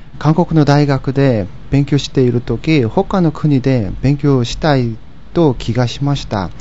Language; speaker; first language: Japanese; non-native, learner; Korean